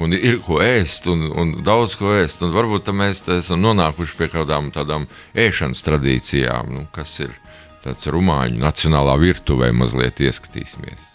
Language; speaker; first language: Latvian; native; Latvian